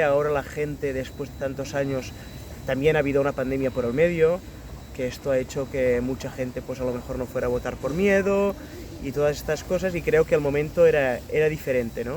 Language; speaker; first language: Spanish; non-native, local second language; Catalan